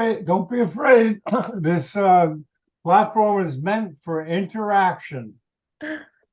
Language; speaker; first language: English; non-native, fluent; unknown